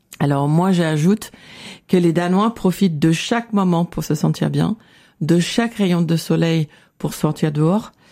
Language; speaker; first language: French; non-native, fluent; Danish